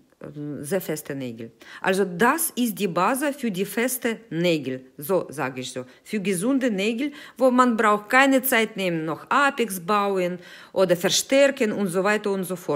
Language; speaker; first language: German; non-native, fluent; Russian